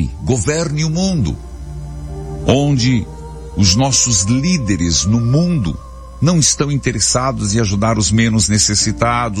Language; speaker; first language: Portuguese; native; Portuguese